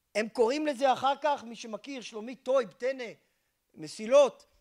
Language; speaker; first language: Hebrew; native; Hebrew